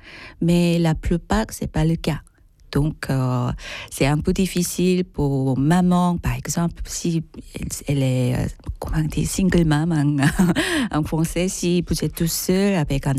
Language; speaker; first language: French; non-native, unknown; Korean